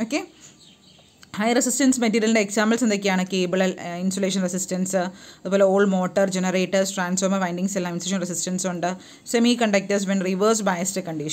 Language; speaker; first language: English; non-native, local second language; Malayalam